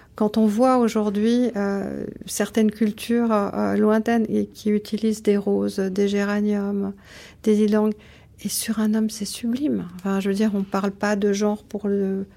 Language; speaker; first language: French; native; French